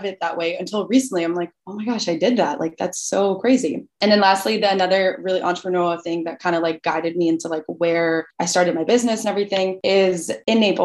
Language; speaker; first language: English; early bilingual, other home language; Albanian